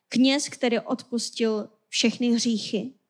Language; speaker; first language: Czech; non-native, fluent; Korean